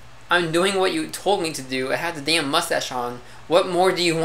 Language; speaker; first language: English; native; English